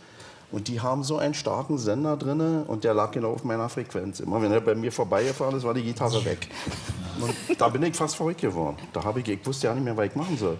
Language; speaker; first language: German; native; German